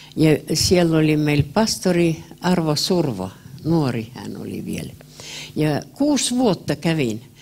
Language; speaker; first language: Finnish; early bilingual, heritage; Finnish